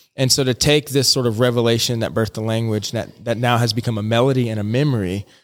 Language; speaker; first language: English; native; English